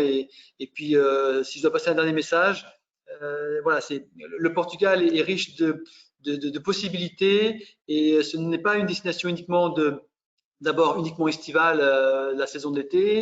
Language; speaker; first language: French; native; French